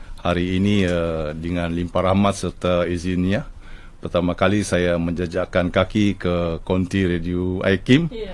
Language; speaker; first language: Malay; non-native, local second language; Central Dusun